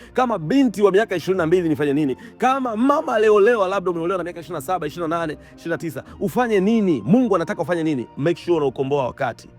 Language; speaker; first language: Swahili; native; Swahili